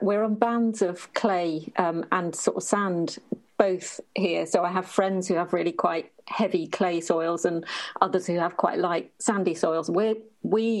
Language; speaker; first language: English; native; English